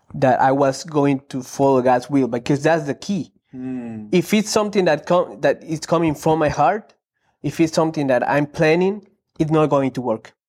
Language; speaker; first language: English; non-native, fluent; Spanish